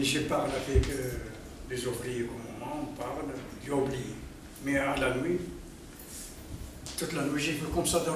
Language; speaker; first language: French; non-native, learner; Arabic